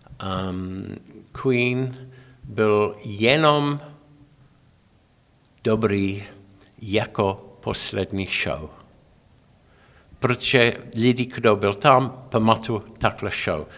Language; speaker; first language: Czech; non-native, learner; English